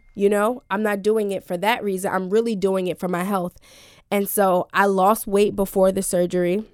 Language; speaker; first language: English; native; English